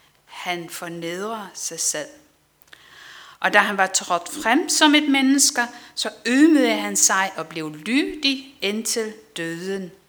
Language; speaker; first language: Danish; non-native, fluent; Dutch